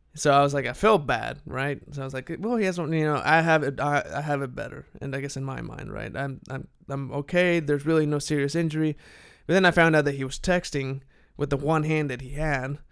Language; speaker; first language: English; non-native, fluent; Spanish